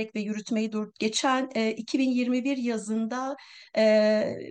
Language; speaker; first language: Turkish; native; Turkish